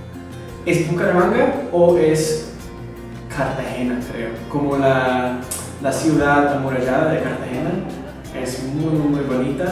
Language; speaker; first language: Spanish; non-native, fluent; English